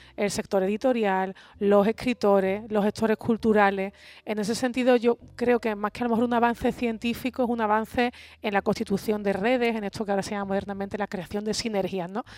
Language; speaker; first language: Spanish; native; Spanish